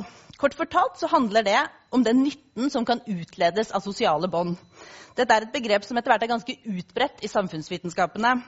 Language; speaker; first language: Norwegian; native; Norwegian